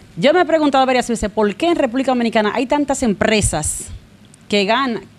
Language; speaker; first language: Spanish; native; Spanish